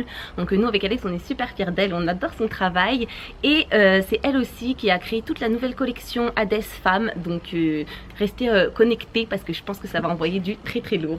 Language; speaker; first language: French; native; French